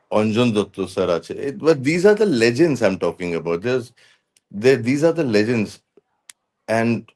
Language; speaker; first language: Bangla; non-native, local second language; Hindi